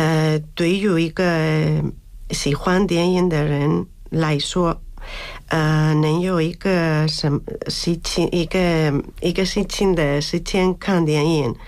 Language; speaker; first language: Chinese; non-native, fluent; Spanish